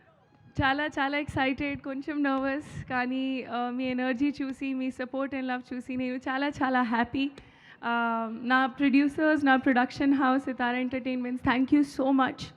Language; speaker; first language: Telugu; non-native, learner; Hindi